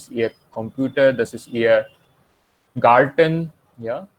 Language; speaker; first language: German; non-native, fluent; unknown